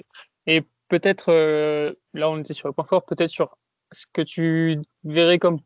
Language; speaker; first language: French; native; French